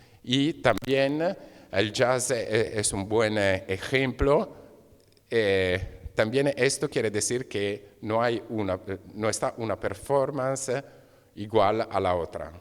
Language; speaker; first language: Spanish; non-native, fluent; Italian